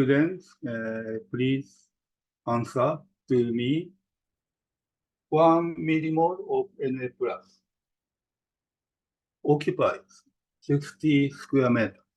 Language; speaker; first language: English; non-native, fluent; Japanese